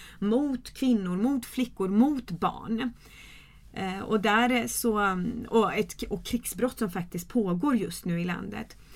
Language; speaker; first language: Swedish; early bilingual, other home language; Kurdish